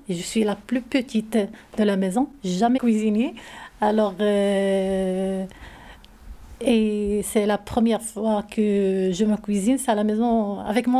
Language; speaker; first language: French; non-native, learner; Arabic